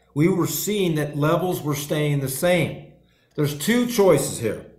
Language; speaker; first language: English; native; English